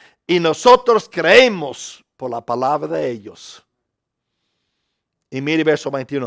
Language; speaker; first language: Spanish; non-native, fluent; English